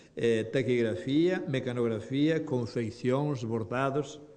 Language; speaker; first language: Spanish; non-native, local second language; Galician